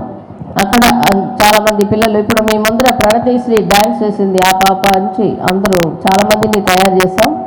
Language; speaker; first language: Telugu; native; Telugu